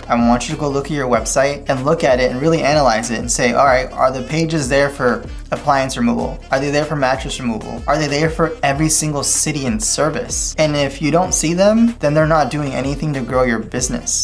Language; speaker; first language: English; native; English